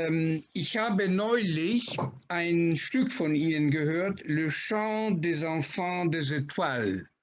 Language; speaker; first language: German; non-native, fluent; Italian